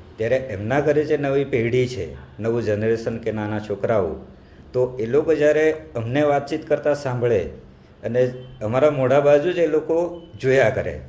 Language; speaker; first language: Gujarati; non-native, local second language; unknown